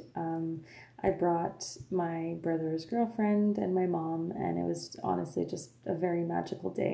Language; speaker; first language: English; non-native, fluent; French